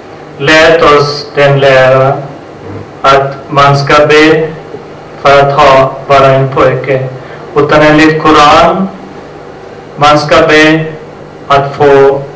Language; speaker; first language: Swedish; non-native, fluent; Urdu